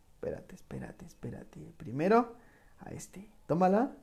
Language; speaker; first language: Spanish; native; Spanish